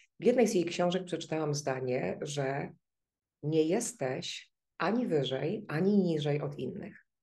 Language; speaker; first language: Polish; native; Polish